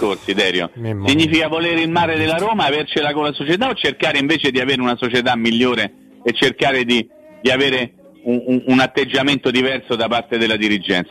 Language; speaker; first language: Italian; native; Italian